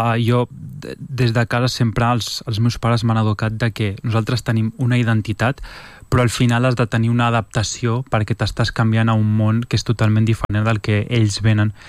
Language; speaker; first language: Catalan; early bilingual, other home language; Arabic